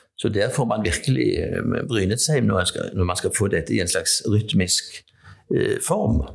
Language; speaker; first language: Norwegian; native; Norwegian